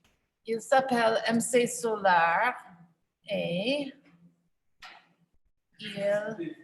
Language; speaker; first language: French; non-native, fluent; English